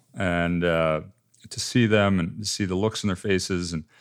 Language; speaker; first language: English; native; English